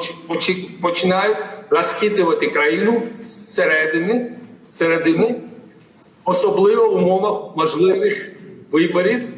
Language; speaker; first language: Ukrainian; non-native, fluent; Georgian